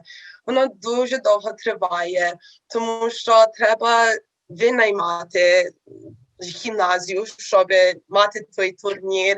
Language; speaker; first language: Ukrainian; early bilingual, heritage; Ukrainian